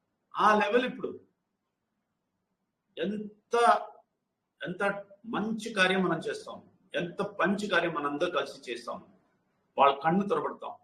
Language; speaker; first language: Telugu; non-native, local second language; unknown